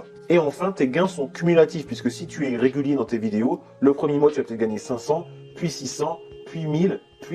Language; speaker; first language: French; native; French